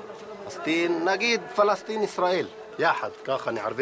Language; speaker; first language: Hebrew; non-native, local second language; Arabic